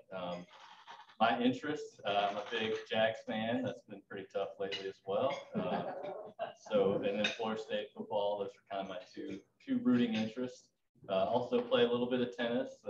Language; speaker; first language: English; native; English